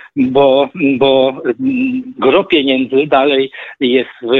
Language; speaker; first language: Polish; native; Polish